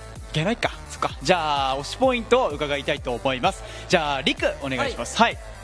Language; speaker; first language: Japanese; native; Japanese